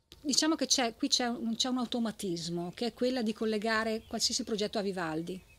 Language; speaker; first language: Italian; native; Italian